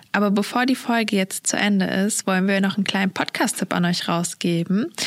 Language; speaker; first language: German; early bilingual, other home language; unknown